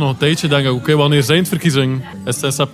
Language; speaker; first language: Dutch; native; Dutch